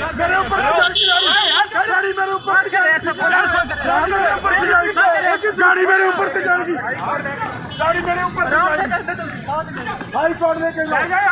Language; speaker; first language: Hindi; non-native, local second language; Punjabi